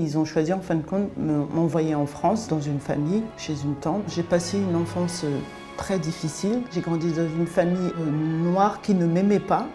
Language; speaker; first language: French; early bilingual, other home language; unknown